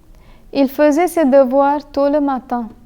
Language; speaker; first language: French; non-native, fluent; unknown